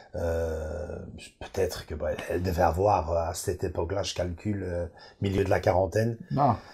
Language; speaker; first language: French; native; French